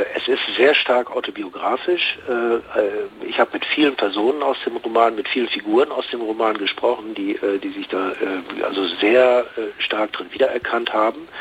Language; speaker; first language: German; native; German